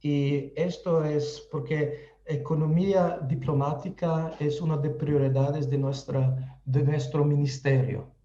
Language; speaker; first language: Spanish; non-native, fluent; Slovenian